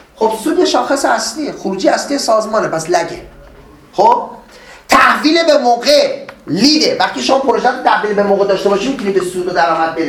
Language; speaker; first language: Persian; native; Persian